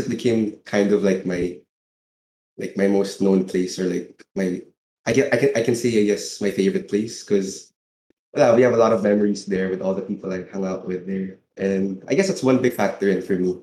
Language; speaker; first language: English; non-native, local second language; Filipino